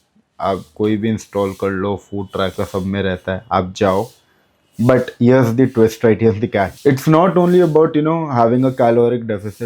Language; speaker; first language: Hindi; non-native, local second language; Bangla